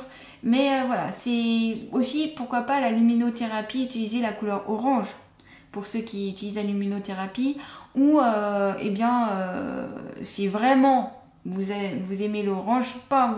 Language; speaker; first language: French; native; French